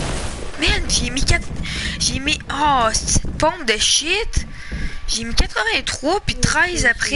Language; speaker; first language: French; native; French